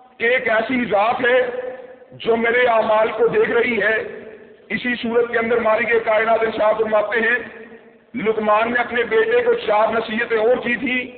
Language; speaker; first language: Urdu; non-native, local second language; Punjabi